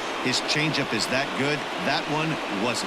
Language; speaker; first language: English; native; English